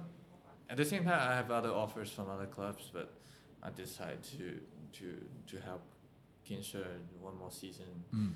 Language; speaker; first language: English; non-native, local second language; Cantonese